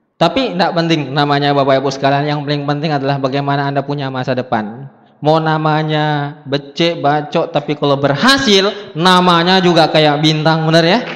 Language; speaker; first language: Indonesian; non-native, local second language; Buginese